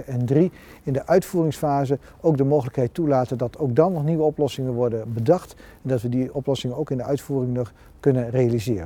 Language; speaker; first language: Dutch; native; Dutch